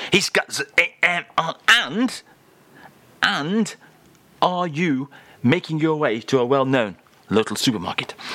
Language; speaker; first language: English; native; English